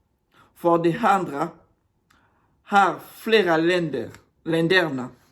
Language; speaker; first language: Swedish; non-native, learner; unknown